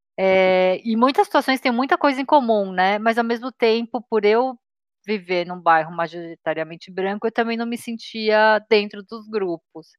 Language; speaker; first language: Portuguese; native; Portuguese